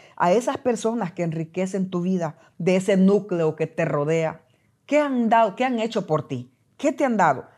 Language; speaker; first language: Spanish; native; Spanish